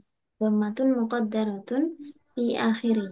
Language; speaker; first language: Arabic; non-native, fluent; Indonesian